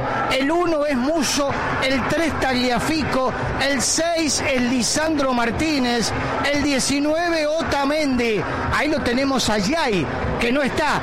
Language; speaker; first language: Spanish; native; Spanish